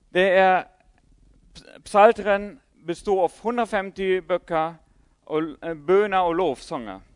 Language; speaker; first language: Swedish; non-native, fluent; German